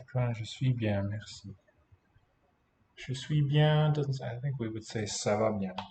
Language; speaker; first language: French; non-native, fluent; English